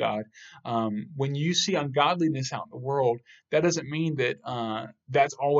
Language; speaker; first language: English; native; English